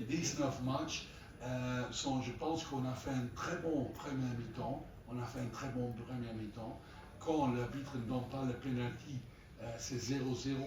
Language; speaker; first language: French; non-native, fluent; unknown